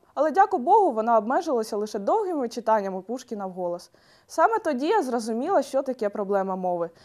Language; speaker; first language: Ukrainian; non-native, local second language; Russian